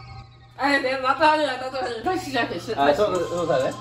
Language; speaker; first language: Korean; non-native, fluent; English